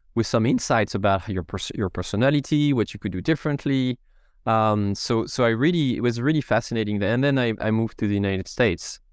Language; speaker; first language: English; non-native, fluent; French